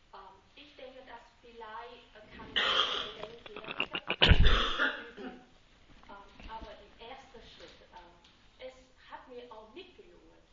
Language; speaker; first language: German; non-native, fluent; Vietnamese